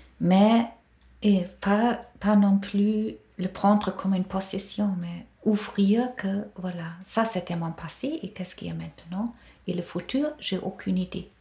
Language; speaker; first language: French; non-native, fluent; German